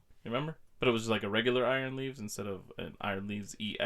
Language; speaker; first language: English; native; English